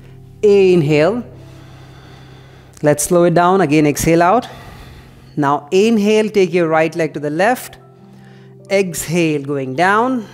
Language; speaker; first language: English; non-native, local second language; Hindi